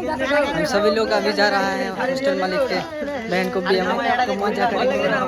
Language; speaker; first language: Hindi; non-native, local second language; Assamese